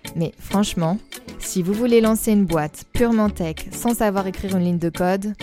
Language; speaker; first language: French; native; French